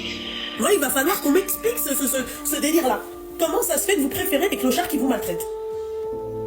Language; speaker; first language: French; native; French